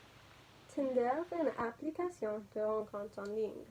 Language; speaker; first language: French; non-native, learner; English